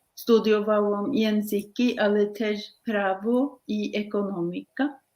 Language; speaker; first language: Polish; non-native, learner; Norwegian